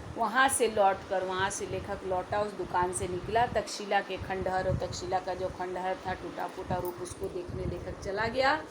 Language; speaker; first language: Hindi; native; Hindi